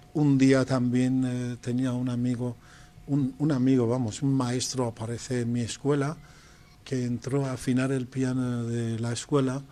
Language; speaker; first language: Spanish; non-native, fluent; Persian